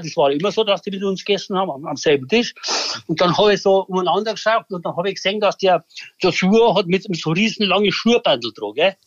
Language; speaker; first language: German; native; German